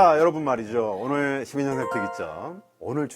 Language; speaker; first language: Korean; native; Korean